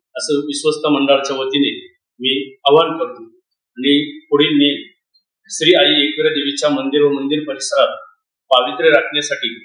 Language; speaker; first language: Marathi; native; Marathi